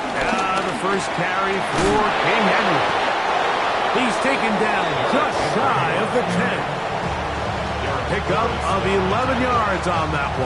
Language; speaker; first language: English; native; English